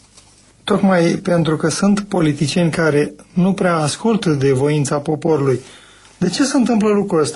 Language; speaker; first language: Romanian; native; Romanian